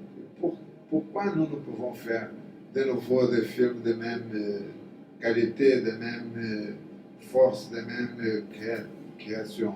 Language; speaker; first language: French; non-native, fluent; Portuguese